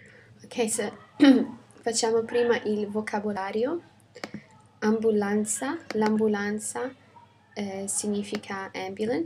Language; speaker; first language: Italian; non-native, fluent; English